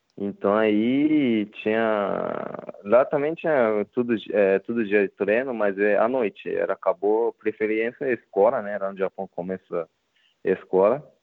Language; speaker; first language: Portuguese; non-native, learner; Japanese